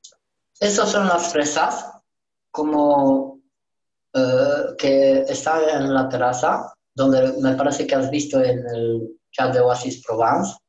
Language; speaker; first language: Spanish; non-native, learner; Romanian